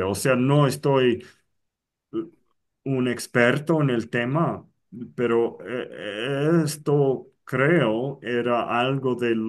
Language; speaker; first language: Spanish; non-native, fluent; English